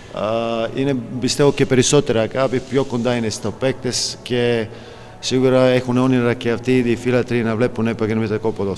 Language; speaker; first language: Greek; non-native, fluent; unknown